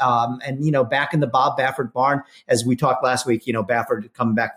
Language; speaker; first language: English; native; English